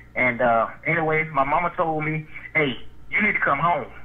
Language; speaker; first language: English; native; English